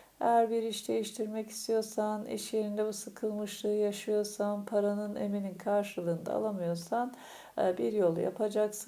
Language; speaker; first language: Turkish; native; Turkish